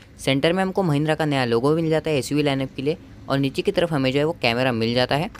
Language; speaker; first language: Hindi; non-native, local second language; Marathi